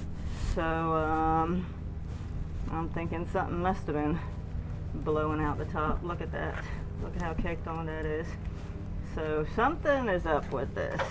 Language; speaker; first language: English; native; English